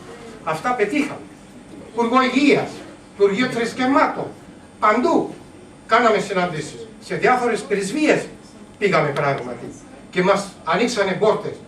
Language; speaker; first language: Greek; non-native, learner; Urdu